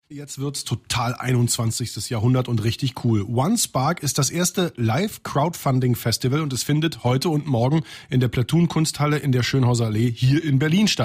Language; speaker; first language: German; native; German